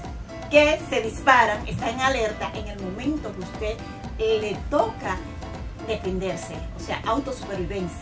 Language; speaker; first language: Spanish; native; Spanish